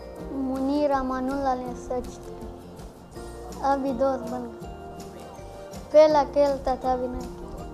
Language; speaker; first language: Hindi; non-native, local second language; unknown